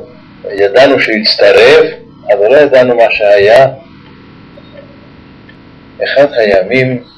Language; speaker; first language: Hebrew; non-native, fluent; Yiddish